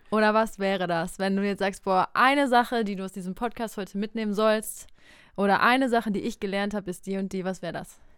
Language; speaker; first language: German; native; German